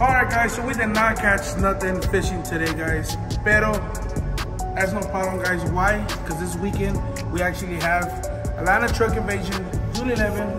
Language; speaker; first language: English; early bilingual, other home language; Spanish